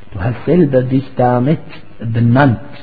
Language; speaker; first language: German; non-native, fluent; Arabic